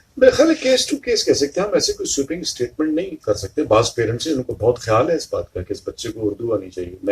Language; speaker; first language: Urdu; native; Urdu